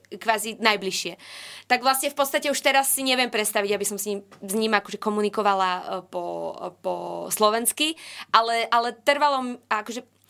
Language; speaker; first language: Slovak; non-native, local second language; Rusyn